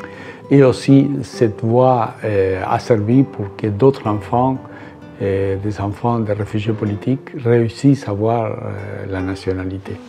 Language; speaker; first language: French; non-native, fluent; Spanish